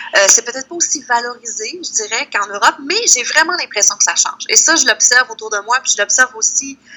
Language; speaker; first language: French; native; French